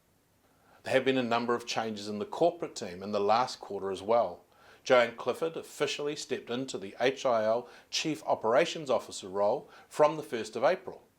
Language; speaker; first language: English; native; English